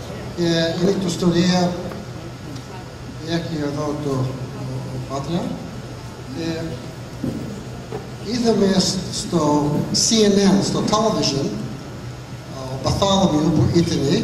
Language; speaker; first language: Greek; non-native, learner; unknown